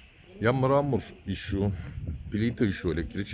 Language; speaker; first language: Russian; non-native, learner; Turkish